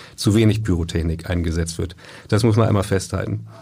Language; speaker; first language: German; native; German